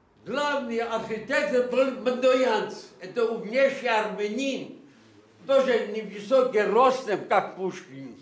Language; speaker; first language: Russian; non-native, local second language; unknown